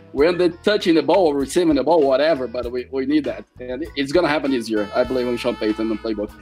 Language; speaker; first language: English; non-native, fluent; Portuguese